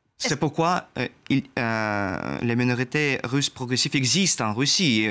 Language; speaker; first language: French; non-native, learner; Russian